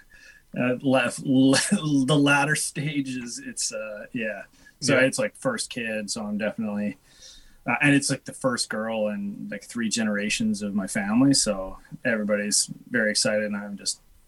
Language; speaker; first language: English; native; English